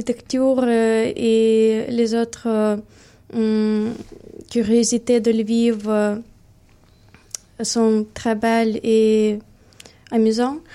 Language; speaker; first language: French; non-native, learner; Ukrainian